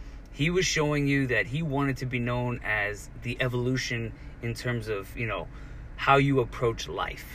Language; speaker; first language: English; native; English